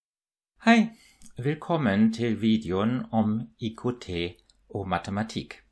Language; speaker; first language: Norwegian; non-native, fluent; German